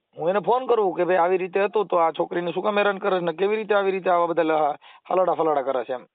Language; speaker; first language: Gujarati; native; Gujarati